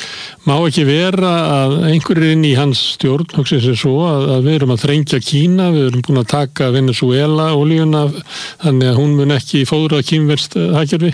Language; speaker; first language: Icelandic; native; Icelandic